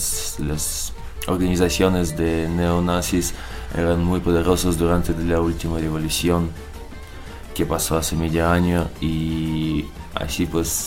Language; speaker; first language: Spanish; non-native, learner; Russian